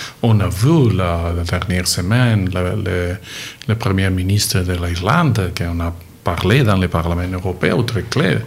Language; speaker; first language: French; non-native, learner; Catalan